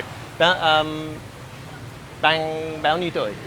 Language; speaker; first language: Vietnamese; non-native, learner; English